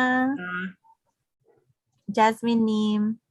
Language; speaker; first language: Korean; non-native, learner; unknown